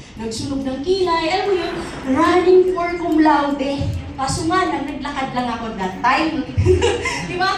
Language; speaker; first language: Filipino; non-native, local second language; Masbatenyo